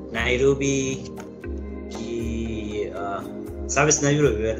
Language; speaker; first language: Spanish; non-native, learner; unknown